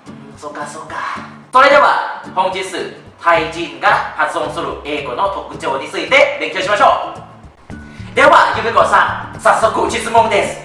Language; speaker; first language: Japanese; non-native, fluent; Thai